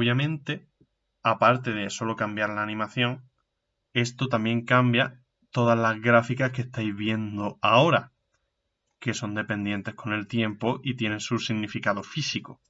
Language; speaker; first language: Spanish; native; Spanish